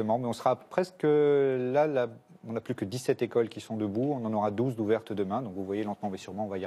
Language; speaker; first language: French; native; French